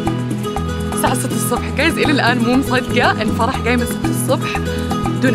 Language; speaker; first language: Arabic; native; Arabic